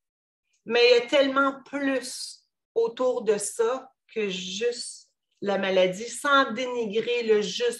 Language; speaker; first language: French; native; French